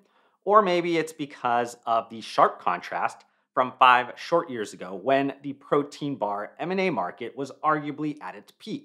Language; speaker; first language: English; native; English